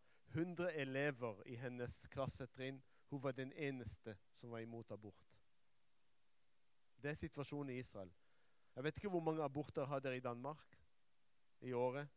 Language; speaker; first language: Norwegian; non-native, fluent; Hebrew